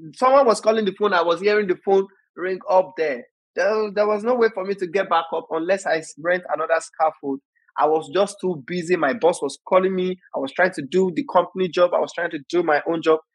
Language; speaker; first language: English; non-native, local second language; Yoruba